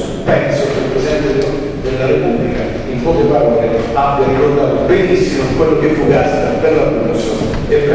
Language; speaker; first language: Italian; native; Italian